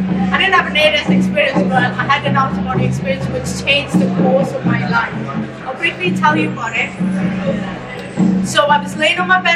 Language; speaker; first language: English; early bilingual, other home language; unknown